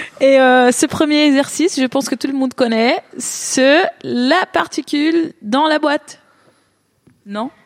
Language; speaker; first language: French; non-native, fluent; Portuguese